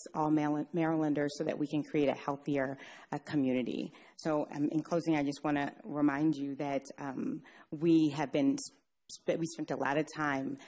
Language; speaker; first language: English; native; English